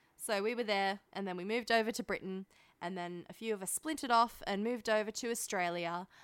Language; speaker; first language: English; early bilingual, other home language; French